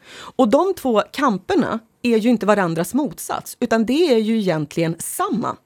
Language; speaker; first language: Swedish; early bilingual, other home language; Finnish